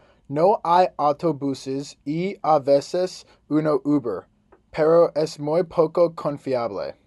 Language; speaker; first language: Spanish; non-native, learner; English